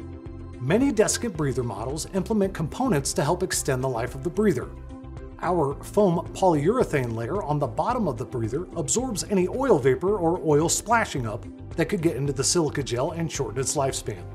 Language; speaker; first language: English; native; English